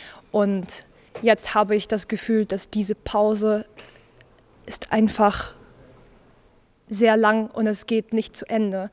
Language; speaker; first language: German; non-native, fluent; Ukrainian